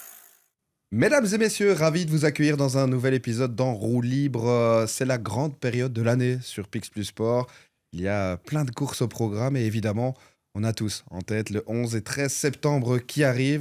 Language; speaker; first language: French; native; French